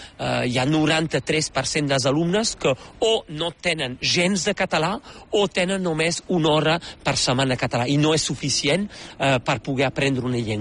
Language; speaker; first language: Catalan; native; Catalan